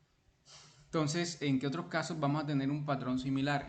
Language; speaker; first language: Spanish; native; Spanish